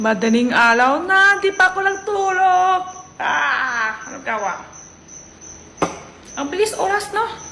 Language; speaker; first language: Filipino; non-native, learner; Chinese